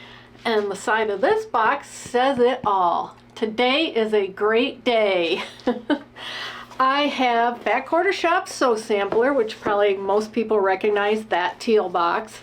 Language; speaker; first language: English; native; English